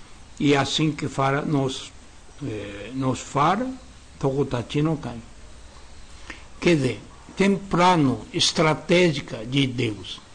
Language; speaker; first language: Portuguese; non-native, learner; Japanese